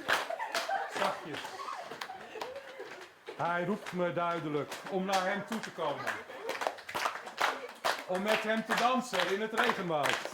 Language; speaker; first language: Dutch; non-native, local second language; Papiamento